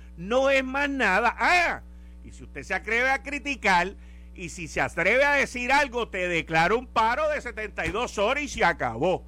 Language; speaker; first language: Spanish; native; Spanish